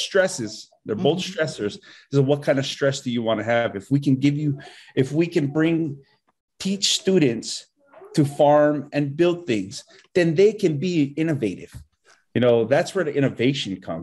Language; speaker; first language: English; native; English